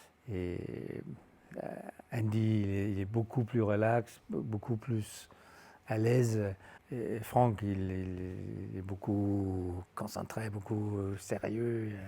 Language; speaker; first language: French; non-native, fluent; Danish